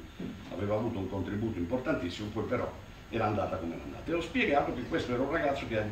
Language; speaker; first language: Italian; native; Italian